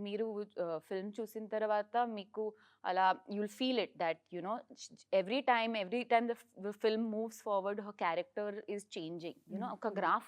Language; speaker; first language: Telugu; non-native, learner; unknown